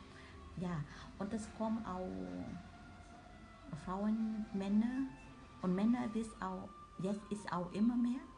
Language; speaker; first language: German; non-native, learner; Vietnamese